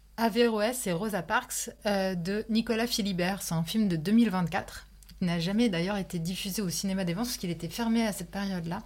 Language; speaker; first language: French; native; French